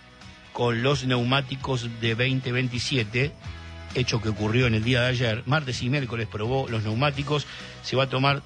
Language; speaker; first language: Spanish; native; Spanish